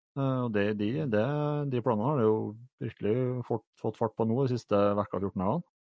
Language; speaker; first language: Norwegian; native; Norwegian